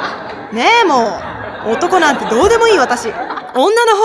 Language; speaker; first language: Japanese; native; Japanese